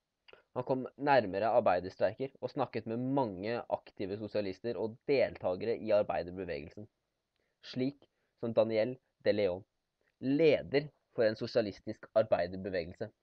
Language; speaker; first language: Norwegian; native; Norwegian